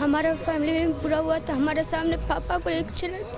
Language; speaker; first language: Hindi; early bilingual, other home language; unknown